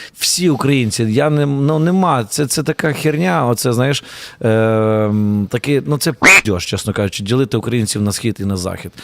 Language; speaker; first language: Ukrainian; native; Ukrainian